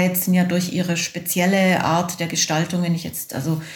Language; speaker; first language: German; non-native, fluent; Italian